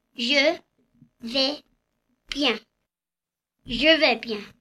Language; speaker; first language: French; non-native, learner; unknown